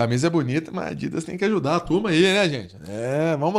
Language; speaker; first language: Portuguese; native; Portuguese